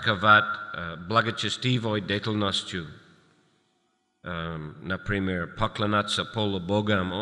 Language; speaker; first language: Russian; non-native, fluent; English